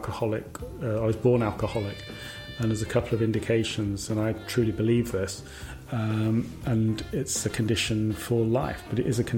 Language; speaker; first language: English; native; English